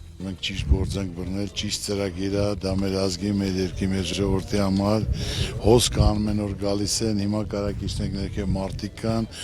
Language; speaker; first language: Armenian; native; Armenian